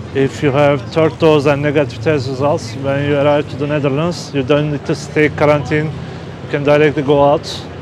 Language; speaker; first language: English; non-native, fluent; Turkish